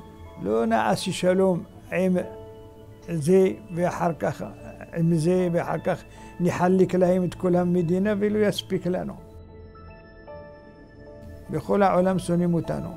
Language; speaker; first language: Hebrew; non-native, fluent; Arabic